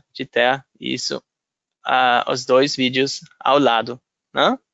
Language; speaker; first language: Portuguese; non-native, fluent; German